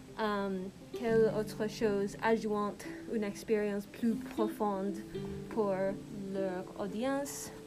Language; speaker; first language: French; non-native, learner; English